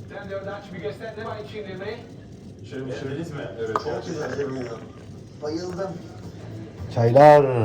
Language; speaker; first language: Turkish; early bilingual, heritage; Turkish